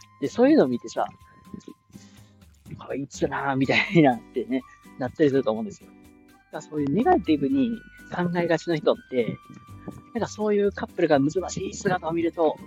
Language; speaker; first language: Japanese; native; Japanese